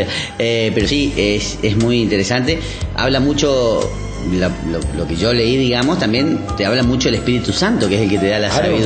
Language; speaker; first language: Spanish; native; Spanish